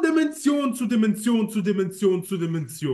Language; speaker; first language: German; native; German